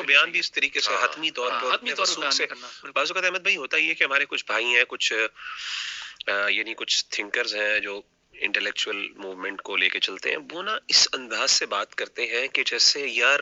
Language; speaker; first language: Urdu; native; Urdu